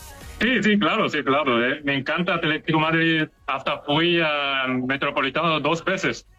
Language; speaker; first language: Spanish; non-native, learner; Korean